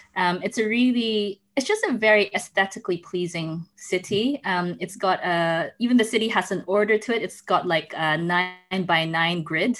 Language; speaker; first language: English; non-native, local second language; Filipino